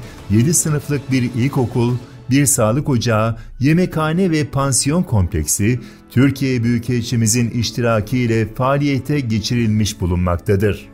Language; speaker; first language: Turkish; native; Turkish